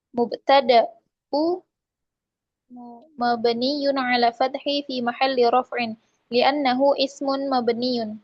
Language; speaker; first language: Arabic; non-native, learner; Indonesian